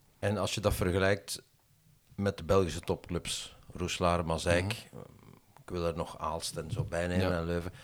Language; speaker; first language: Dutch; native; Dutch